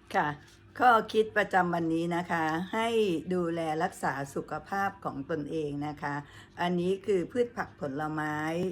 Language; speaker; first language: Thai; native; Thai